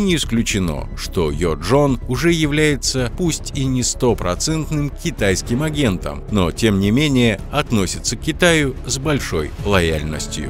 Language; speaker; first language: Russian; native; Russian